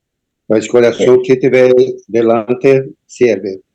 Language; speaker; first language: Spanish; non-native, learner; Portuguese